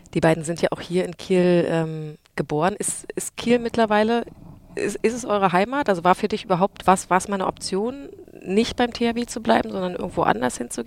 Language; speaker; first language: German; native; German